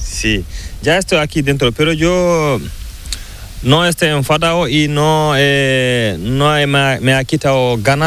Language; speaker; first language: Spanish; non-native, learner; Fula